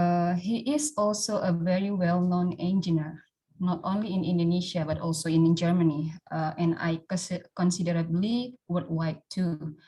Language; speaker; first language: English; non-native, learner; Indonesian